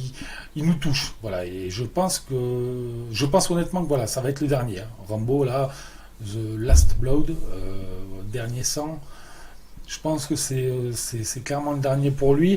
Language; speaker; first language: French; native; French